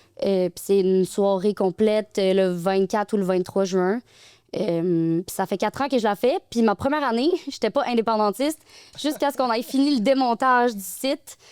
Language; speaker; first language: French; native; French